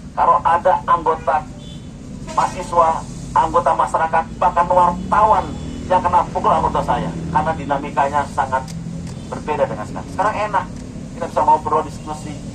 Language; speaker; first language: Indonesian; native; Indonesian